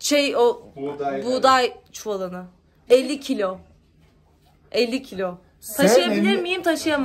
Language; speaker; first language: Turkish; native; Turkish